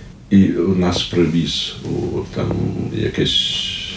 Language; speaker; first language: Ukrainian; non-native, fluent; Russian